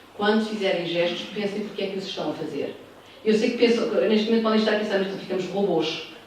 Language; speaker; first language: Portuguese; native; Portuguese